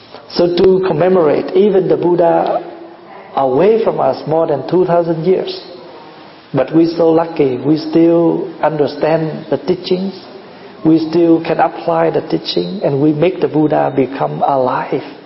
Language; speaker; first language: English; non-native, fluent; Vietnamese